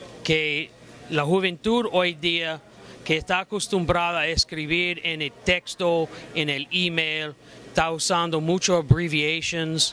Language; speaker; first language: Spanish; non-native, fluent; English